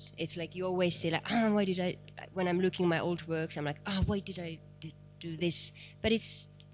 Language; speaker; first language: English; non-native, fluent; Finnish